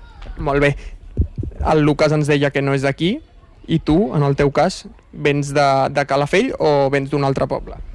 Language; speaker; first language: Catalan; native; Catalan